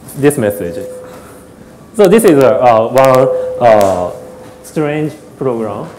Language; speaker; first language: English; non-native, learner; Japanese